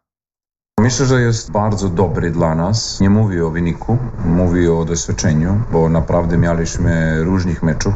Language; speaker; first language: Polish; non-native, learner; Serbian